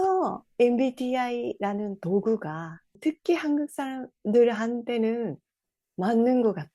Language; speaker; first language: Korean; non-native, fluent; Japanese